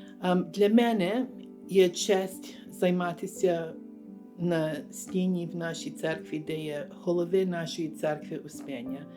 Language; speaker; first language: Ukrainian; early bilingual, heritage; Ukrainian